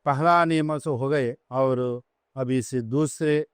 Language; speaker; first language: Hindi; non-native, local second language; Telugu